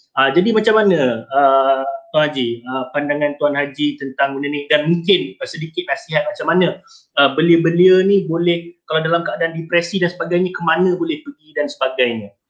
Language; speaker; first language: Malay; native; Malay